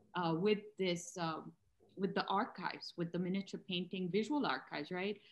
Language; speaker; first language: English; non-native, local second language; Urdu